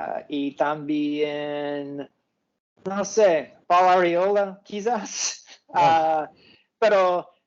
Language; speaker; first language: Spanish; non-native, fluent; English